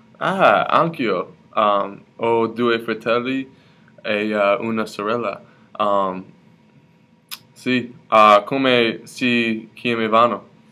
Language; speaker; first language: Italian; non-native, learner; English